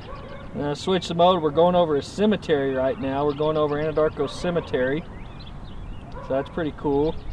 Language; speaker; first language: English; native; English